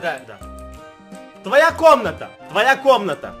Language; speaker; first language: Russian; native; Russian